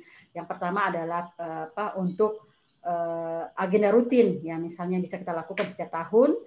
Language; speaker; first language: Indonesian; native; Indonesian